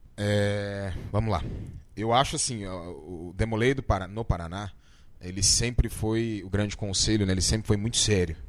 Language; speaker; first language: Portuguese; native; Portuguese